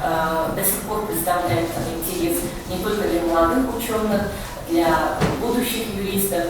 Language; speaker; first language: Russian; native; Russian